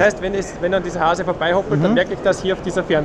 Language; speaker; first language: German; native; German